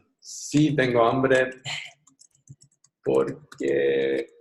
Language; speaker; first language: Spanish; non-native, learner; English